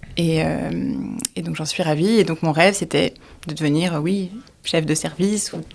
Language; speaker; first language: French; native; French